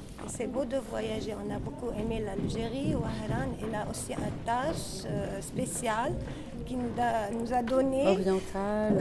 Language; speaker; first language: French; non-native, fluent; Arabic